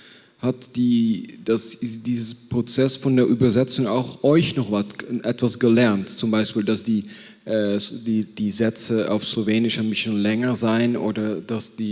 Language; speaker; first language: German; non-native, fluent; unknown